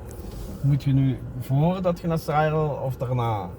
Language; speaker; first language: Dutch; native; Dutch